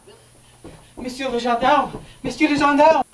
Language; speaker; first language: French; non-native, learner; English